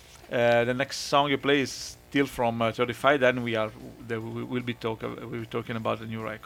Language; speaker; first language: English; non-native, fluent; Italian